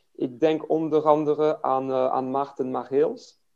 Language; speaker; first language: Dutch; non-native, fluent; French